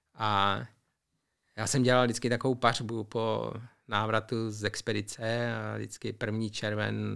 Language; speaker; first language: Czech; native; Czech